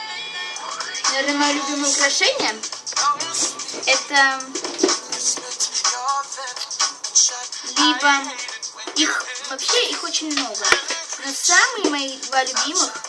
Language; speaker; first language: Russian; native; Russian